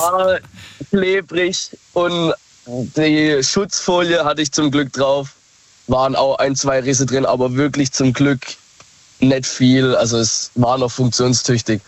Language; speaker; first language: German; native; German